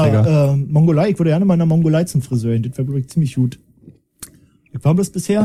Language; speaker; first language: German; native; German